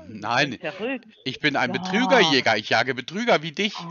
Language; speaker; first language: German; native; German